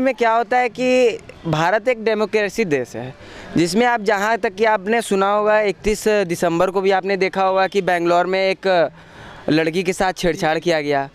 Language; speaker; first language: Hindi; native; Hindi